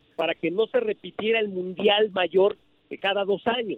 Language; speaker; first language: Spanish; native; Spanish